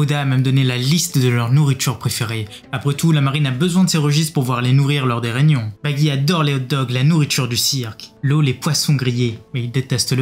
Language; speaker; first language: French; native; French